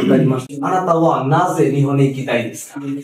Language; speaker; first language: Japanese; non-native, fluent; Bangla